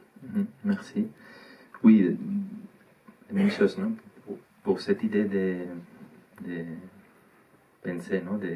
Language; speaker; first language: French; non-native, learner; Spanish